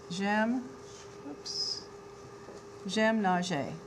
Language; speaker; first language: French; non-native, fluent; English